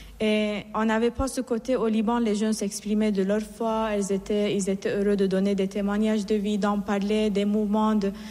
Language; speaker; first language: French; non-native, fluent; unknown